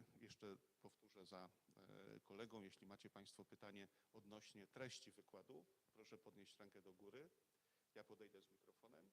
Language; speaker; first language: Polish; native; Polish